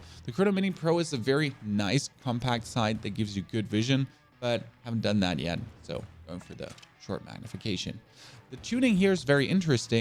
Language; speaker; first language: English; non-native, fluent; German